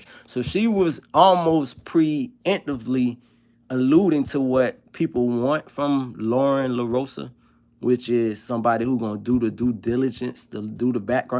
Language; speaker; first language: English; native; English